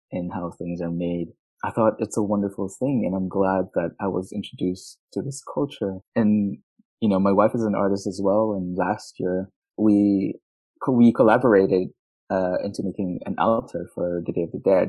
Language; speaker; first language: English; non-native, local second language; Filipino